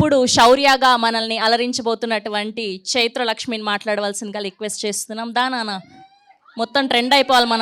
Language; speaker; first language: Telugu; native; Telugu